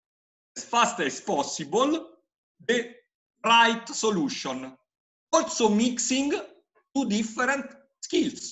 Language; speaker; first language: English; non-native, fluent; Italian